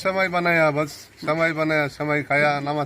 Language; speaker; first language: Hindi; non-native, learner; Bangla